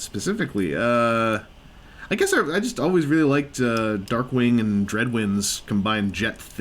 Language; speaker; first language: English; native; English